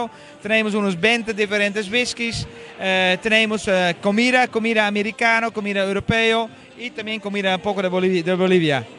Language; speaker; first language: Spanish; non-native, fluent; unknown